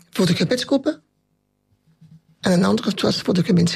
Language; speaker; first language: Dutch; non-native, local second language; French